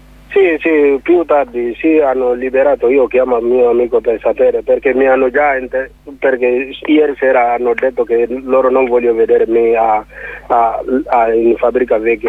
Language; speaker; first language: Italian; non-native, learner; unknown